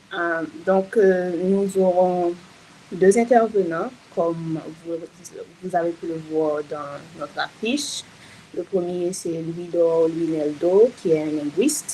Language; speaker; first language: French; non-native, local second language; Haitian Creole